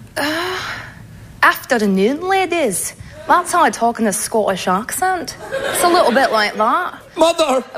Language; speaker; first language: English; native; English